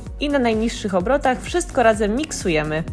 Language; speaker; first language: Polish; native; Polish